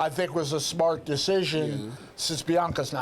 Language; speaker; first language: English; native; English